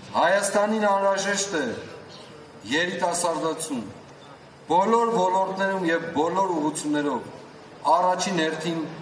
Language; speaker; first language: Armenian; native; Armenian